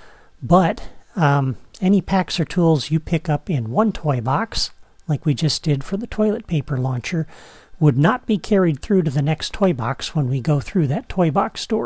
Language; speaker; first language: English; native; English